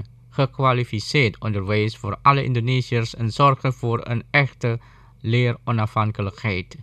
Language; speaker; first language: Dutch; non-native, fluent; Indonesian